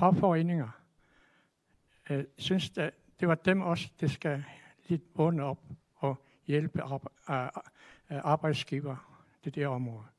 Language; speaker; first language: Danish; non-native, local second language; Kalaallisut